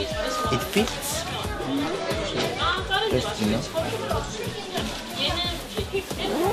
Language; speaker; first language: English; non-native, learner; Korean